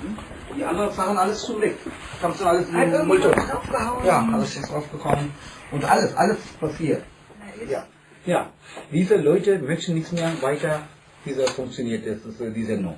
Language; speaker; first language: German; non-native, learner; Tamil